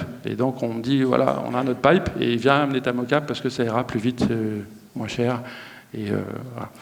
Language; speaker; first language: French; native; French